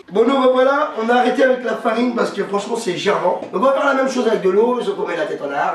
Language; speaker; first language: French; native; French